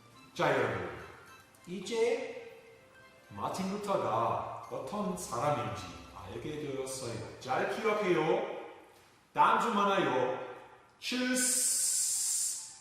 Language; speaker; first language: Korean; non-native, fluent; German